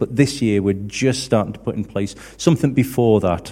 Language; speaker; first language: English; native; English